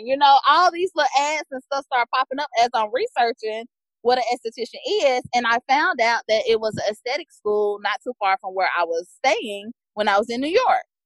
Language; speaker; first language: English; native; English